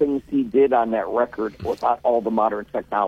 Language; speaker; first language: English; native; English